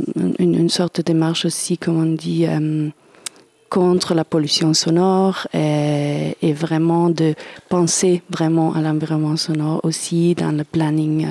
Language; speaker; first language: French; non-native, fluent; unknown